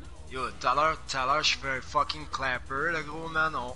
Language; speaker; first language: French; native; French